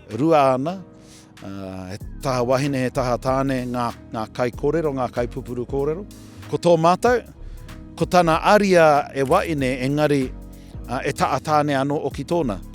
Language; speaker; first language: Māori; native; Māori